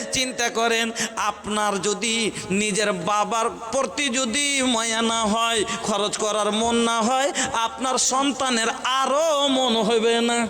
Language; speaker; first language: Bangla; non-native, local second language; Bhojpuri